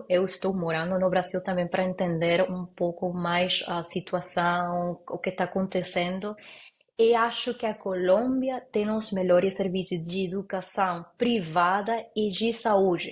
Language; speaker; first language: Portuguese; non-native, learner; Spanish